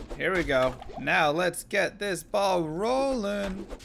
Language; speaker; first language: English; native; English